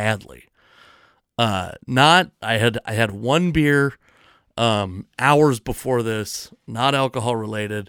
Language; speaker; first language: English; native; English